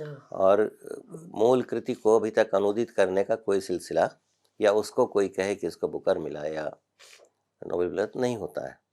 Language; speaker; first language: Hindi; native; Hindi